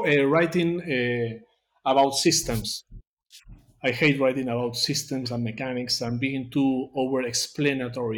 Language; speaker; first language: English; non-native, fluent; Spanish